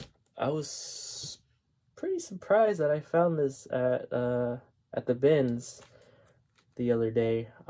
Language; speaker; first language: English; native; English